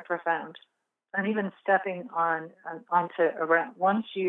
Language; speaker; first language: English; native; English